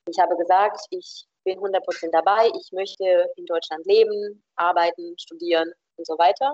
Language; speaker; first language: German; non-native, fluent; Romanian